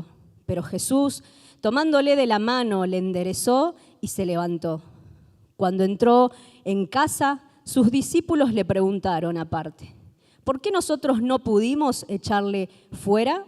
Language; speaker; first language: Spanish; native; Spanish